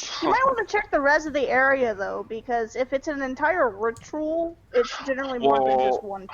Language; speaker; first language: English; native; English